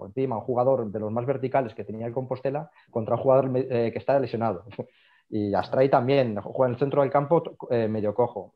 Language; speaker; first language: Spanish; native; Spanish